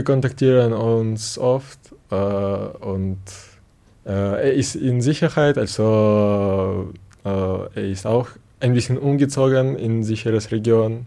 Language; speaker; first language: German; non-native, learner; Ukrainian